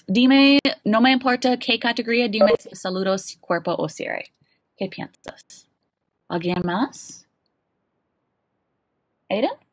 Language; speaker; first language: Spanish; non-native, learner; English